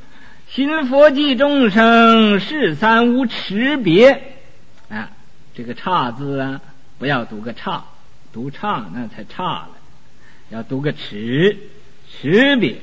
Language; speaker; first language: Chinese; native; Chinese